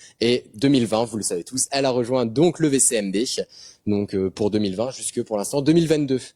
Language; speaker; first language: French; native; French